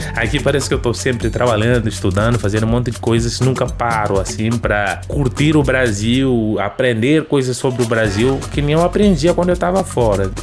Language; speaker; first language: Portuguese; non-native, local second language; Upper Guinea Crioulo